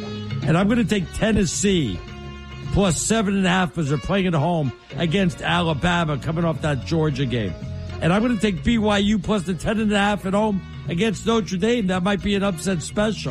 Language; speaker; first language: English; native; English